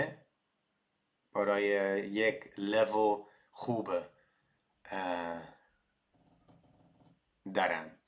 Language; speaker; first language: Persian; non-native, learner; Dutch